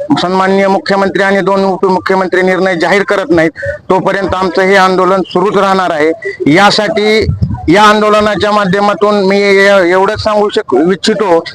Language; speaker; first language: Marathi; native; Marathi